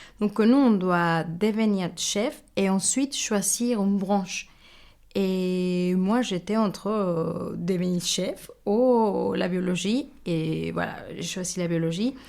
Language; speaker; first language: French; non-native, fluent; Spanish